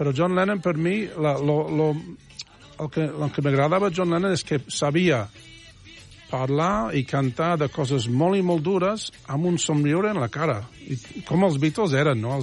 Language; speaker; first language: Catalan; non-native, fluent; English